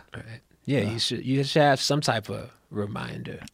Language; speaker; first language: English; early bilingual, other home language; Akan